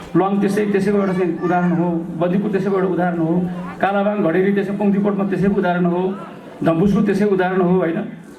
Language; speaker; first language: Nepali; non-native, local second language; Gurung